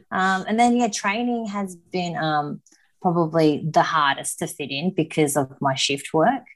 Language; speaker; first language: English; early bilingual, other home language; Japanese